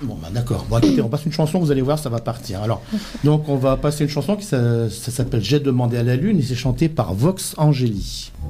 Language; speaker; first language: French; native; French